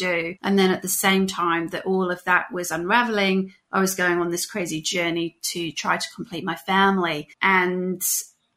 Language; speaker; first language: English; native; English